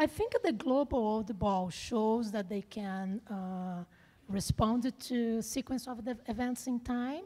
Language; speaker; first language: English; non-native, fluent; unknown